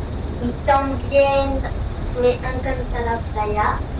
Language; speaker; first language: Spanish; non-native, learner; French